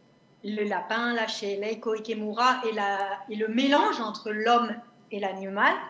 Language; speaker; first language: French; native; French